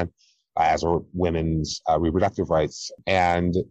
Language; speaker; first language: English; native; English